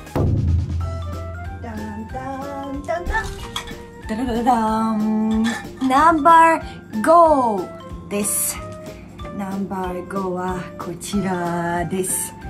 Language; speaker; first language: Japanese; non-native, fluent; Russian